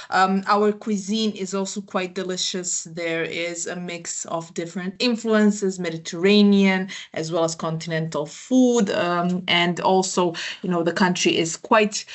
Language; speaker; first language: English; non-native, fluent; Croatian